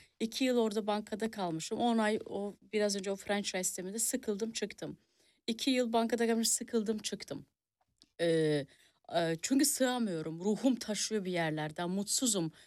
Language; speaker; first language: Turkish; early bilingual, heritage; Turkish